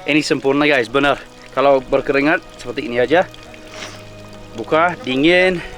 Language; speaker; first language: Indonesian; non-native, learner; English